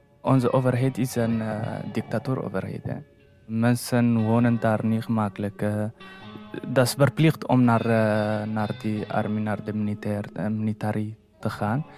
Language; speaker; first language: Dutch; non-native, learner; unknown